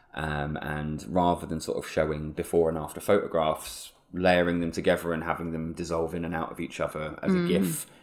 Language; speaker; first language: English; native; English